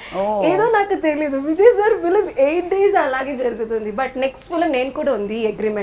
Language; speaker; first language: Telugu; non-native, learner; Malayalam